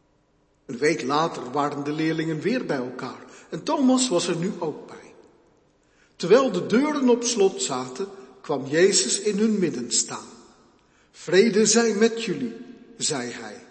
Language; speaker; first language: Dutch; native; Dutch